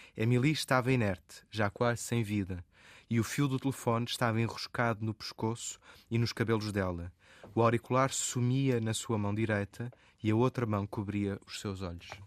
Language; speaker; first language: Portuguese; native; Portuguese